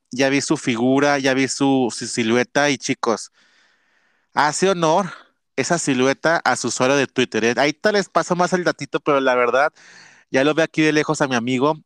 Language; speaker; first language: Spanish; native; Spanish